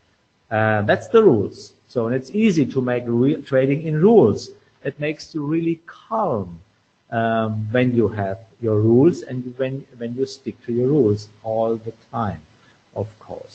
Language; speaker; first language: English; non-native, fluent; German